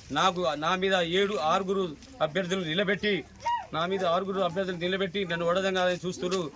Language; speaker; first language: Telugu; non-native, local second language; Lambadi